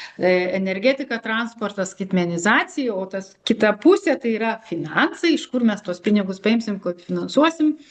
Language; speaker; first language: Lithuanian; native; Lithuanian